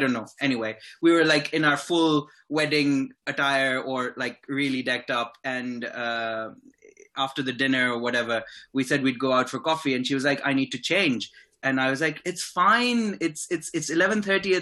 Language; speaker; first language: English; non-native, local second language; Urdu